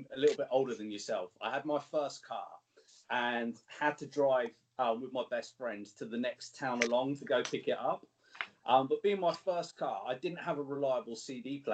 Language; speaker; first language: English; native; English